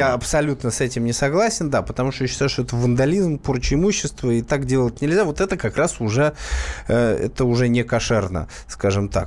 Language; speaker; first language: Russian; native; Russian